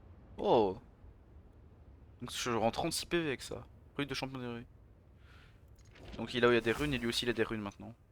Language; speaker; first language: French; native; French